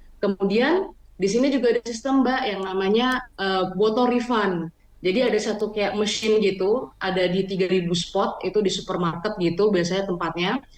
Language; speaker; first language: Indonesian; native; Indonesian